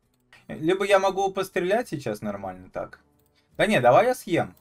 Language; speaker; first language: Russian; native; Russian